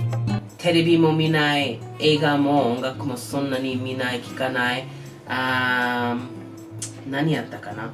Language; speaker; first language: Japanese; non-native, learner; English